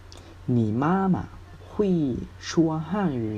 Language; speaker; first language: Chinese; non-native, fluent; Hmong